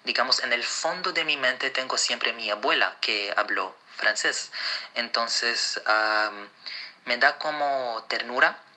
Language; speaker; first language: Spanish; non-native, fluent; Arabic